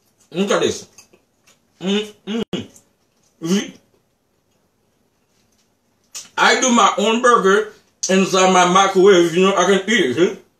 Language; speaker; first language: English; non-native, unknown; Haitian Creole